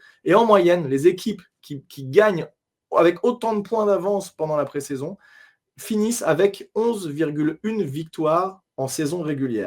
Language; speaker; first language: French; native; French